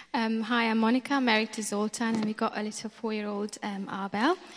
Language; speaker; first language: English; non-native, fluent; Romanian